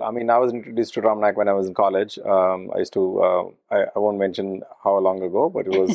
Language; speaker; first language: English; non-native, local second language; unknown